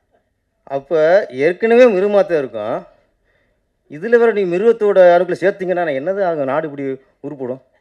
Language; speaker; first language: Tamil; native; Tamil